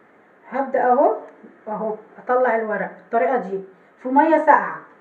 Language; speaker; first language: Arabic; native; Arabic